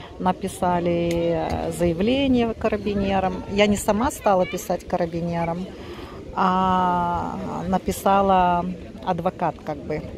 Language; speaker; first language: Russian; native; Russian